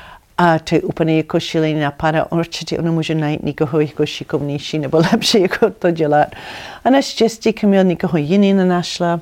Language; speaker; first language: Czech; non-native, fluent; English